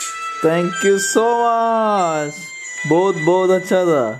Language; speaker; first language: Hindi; non-native, local second language; Malayalam